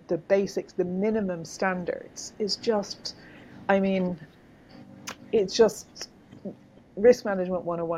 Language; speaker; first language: English; native; English